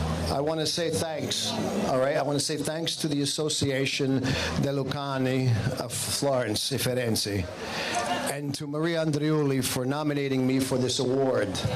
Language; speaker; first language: English; native; English